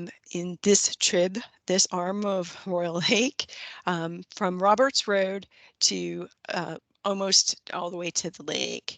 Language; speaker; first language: English; native; English